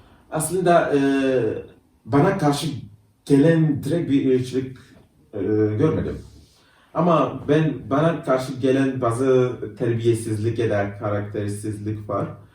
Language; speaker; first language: Turkish; non-native, fluent; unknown